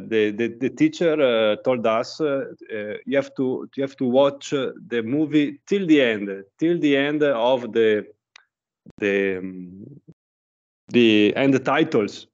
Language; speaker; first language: English; non-native, learner; Italian